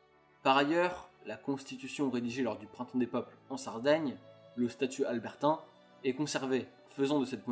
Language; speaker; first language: French; native; French